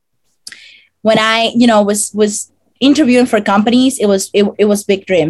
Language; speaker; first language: English; non-native, fluent; Spanish